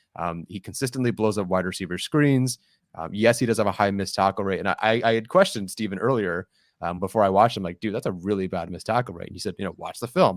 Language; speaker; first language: English; native; English